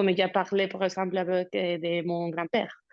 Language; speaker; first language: French; non-native, learner; Spanish